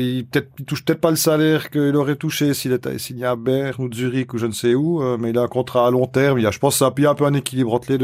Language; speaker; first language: French; native; French